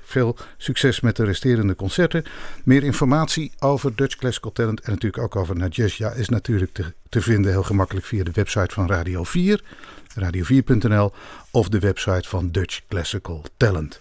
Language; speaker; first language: Dutch; native; Dutch